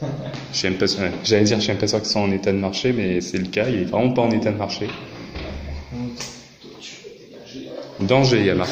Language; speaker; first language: French; native; French